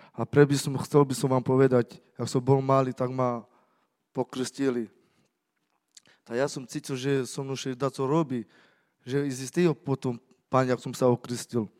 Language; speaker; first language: Slovak; non-native, local second language; Romany